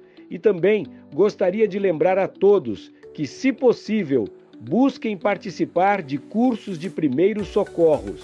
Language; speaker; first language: Portuguese; native; Portuguese